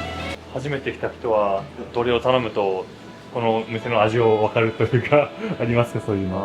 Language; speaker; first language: Japanese; native; Japanese